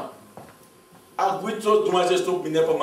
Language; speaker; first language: Russian; non-native, fluent; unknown